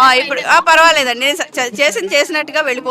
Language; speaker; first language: Telugu; native; Telugu